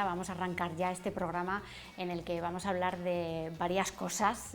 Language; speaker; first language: Spanish; native; Spanish